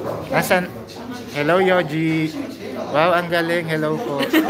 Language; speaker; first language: Filipino; native; Filipino